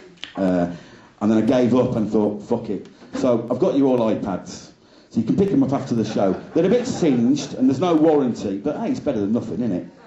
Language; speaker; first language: English; native; English